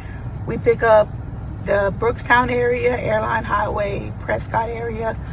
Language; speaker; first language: English; native; English